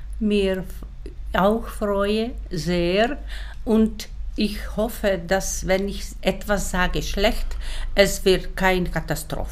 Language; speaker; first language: German; non-native, learner; Czech